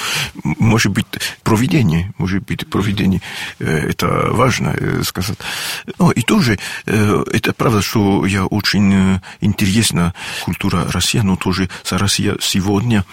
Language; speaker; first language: Russian; non-native, learner; French